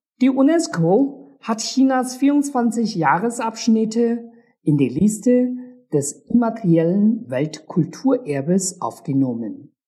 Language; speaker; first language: German; non-native, fluent; Chinese